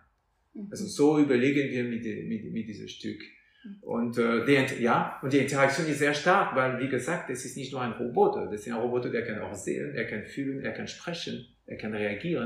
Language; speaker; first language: German; non-native, fluent; French